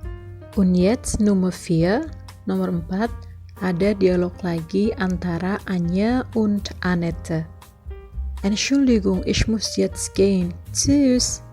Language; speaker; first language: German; non-native, fluent; Indonesian